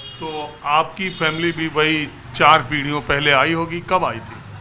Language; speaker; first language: Hindi; native; Hindi